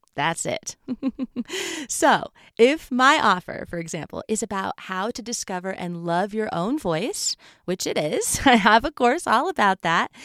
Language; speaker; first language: English; native; English